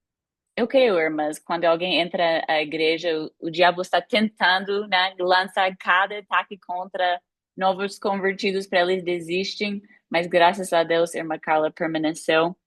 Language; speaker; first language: Portuguese; non-native, fluent; English